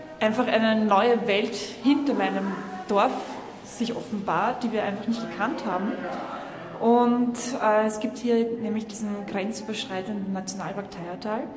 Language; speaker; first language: German; native; German